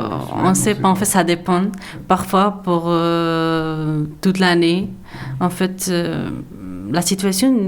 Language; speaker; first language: French; non-native, learner; Persian